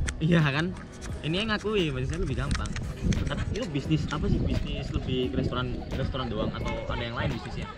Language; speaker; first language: Indonesian; native; Indonesian